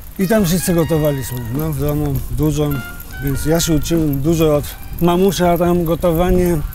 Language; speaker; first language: Polish; non-native, fluent; Spanish